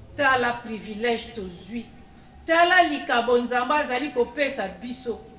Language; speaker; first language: Lingala; non-native, local second language; Kongo